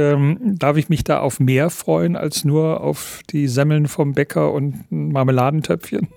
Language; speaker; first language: German; native; German